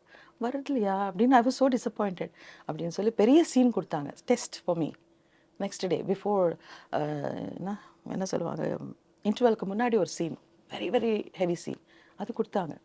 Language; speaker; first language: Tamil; non-native, local second language; Telugu